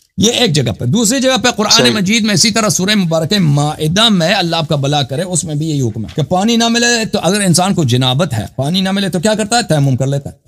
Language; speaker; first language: Urdu; non-native, local second language; Punjabi